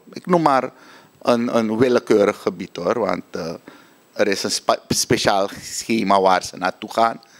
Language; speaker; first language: Dutch; native; Dutch